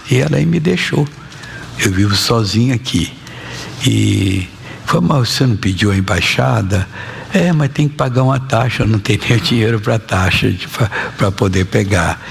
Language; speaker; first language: Portuguese; native; Portuguese